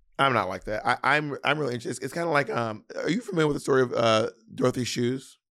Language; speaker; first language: English; native; English